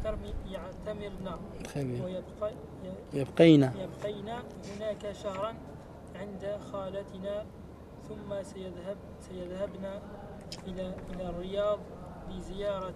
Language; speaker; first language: Arabic; non-native, learner; French